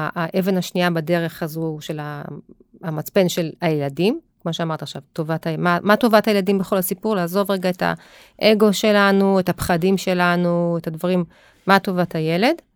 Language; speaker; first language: Hebrew; native; Hebrew